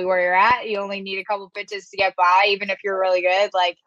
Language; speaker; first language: English; native; English